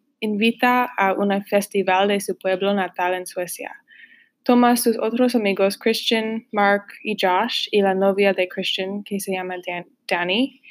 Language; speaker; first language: Spanish; non-native, learner; English